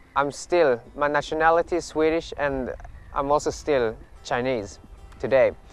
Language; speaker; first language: English; early bilingual, other home language; Swedish